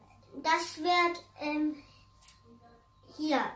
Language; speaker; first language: German; non-native, fluent; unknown